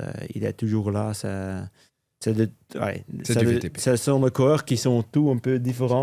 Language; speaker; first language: French; non-native, local second language; Dutch